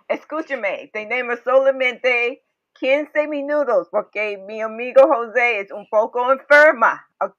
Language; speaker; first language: Spanish; non-native, learner; English